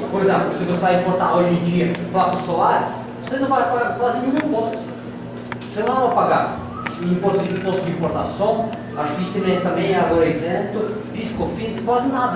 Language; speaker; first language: Portuguese; non-native, learner; Russian